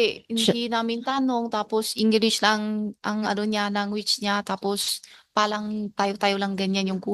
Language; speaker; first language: Filipino; non-native, learner; Chinese